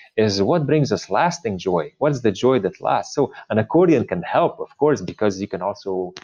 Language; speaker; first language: English; non-native, fluent; Slovenian